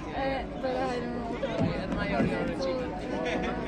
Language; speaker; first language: English; non-native, learner; Serbian